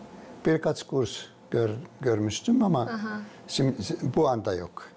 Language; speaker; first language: Turkish; non-native, fluent; Finnish